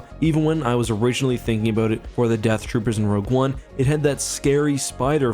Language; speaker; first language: English; native; English